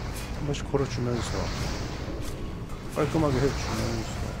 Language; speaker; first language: Korean; native; Korean